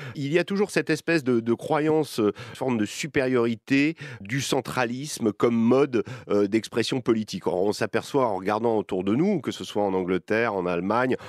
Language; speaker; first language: French; native; French